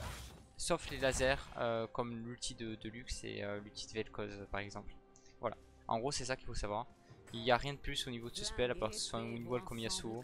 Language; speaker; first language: French; native; French